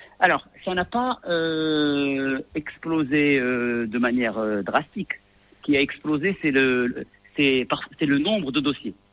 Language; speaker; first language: French; non-native, local second language; Arabic